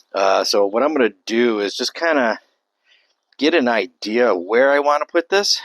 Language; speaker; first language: English; native; English